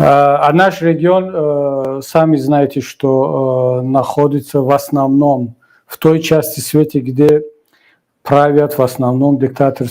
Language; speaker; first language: Russian; non-native, local second language; Tajik